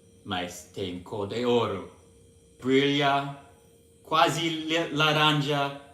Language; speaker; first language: Portuguese; non-native, learner; English